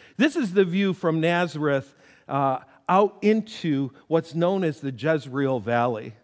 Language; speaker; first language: English; native; English